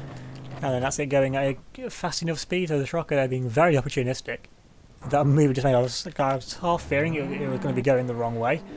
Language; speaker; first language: English; native; English